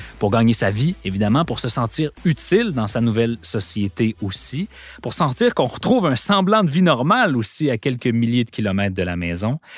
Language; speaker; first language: French; native; French